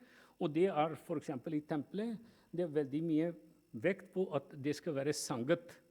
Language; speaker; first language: Norwegian; non-native, fluent; Punjabi